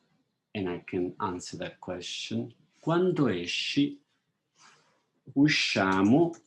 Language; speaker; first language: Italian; non-native, fluent; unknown